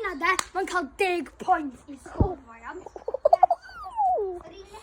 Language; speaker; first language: Welsh; native; Welsh